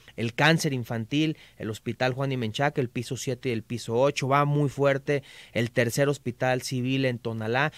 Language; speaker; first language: Spanish; native; Spanish